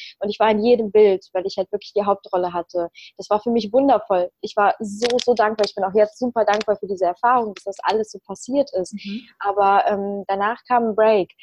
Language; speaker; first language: German; early bilingual, other home language; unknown